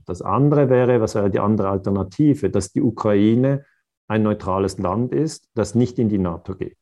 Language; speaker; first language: German; native; German